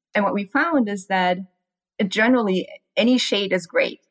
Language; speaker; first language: English; non-native, fluent; German